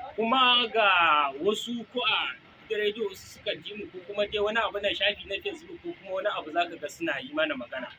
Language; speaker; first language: Hausa; native; Hausa